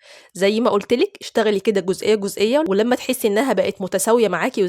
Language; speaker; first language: Arabic; native; Arabic